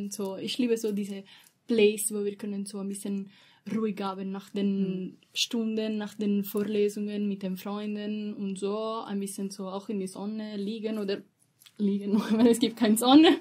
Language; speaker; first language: German; non-native, learner; Italian